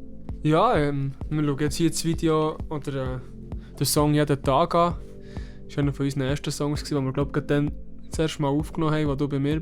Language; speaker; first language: German; native; German